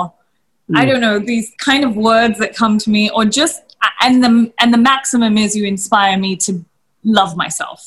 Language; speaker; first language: English; native; English